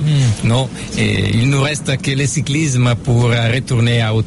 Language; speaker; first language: French; non-native, fluent; Italian